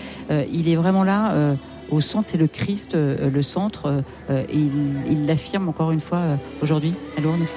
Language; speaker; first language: French; native; French